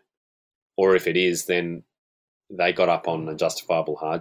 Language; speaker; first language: English; native; English